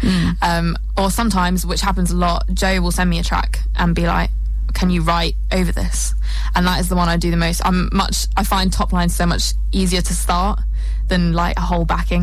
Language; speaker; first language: English; native; English